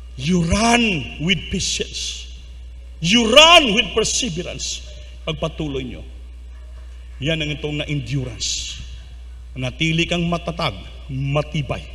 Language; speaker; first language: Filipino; non-native, local second language; Cebuano